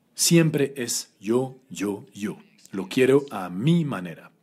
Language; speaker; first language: Spanish; non-native, fluent; English